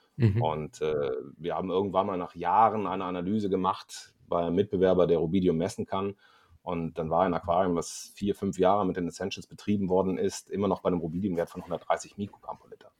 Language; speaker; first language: German; native; German